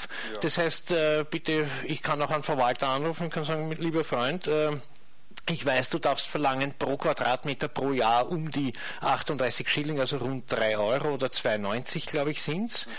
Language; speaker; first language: German; native; German